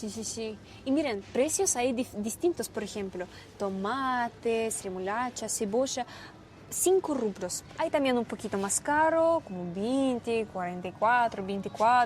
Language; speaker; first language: Spanish; non-native, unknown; Russian